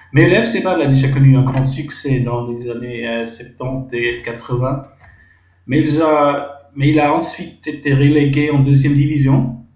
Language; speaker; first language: French; non-native, local second language; Swiss German